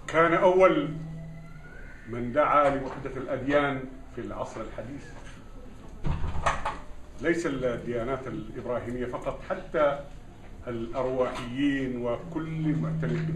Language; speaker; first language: Arabic; native; Arabic